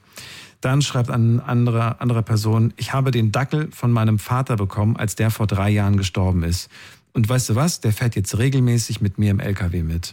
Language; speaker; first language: German; native; German